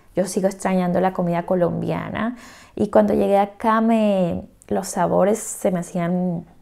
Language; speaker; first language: Spanish; native; Spanish